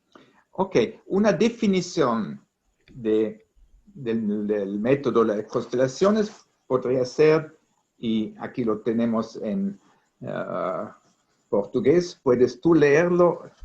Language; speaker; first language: Spanish; non-native, fluent; Italian